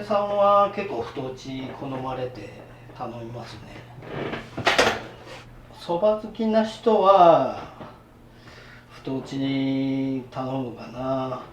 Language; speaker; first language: Japanese; native; Japanese